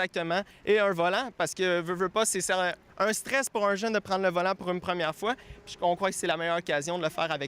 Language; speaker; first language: French; native; French